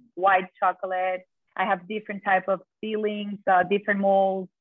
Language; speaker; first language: English; non-native, fluent; Spanish